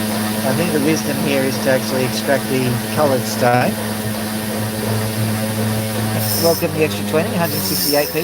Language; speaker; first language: English; native; English